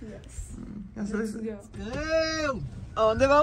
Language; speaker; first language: Spanish; native; Spanish